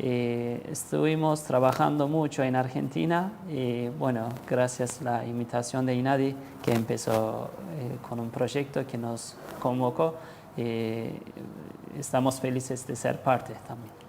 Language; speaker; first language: Spanish; non-native, learner; Turkish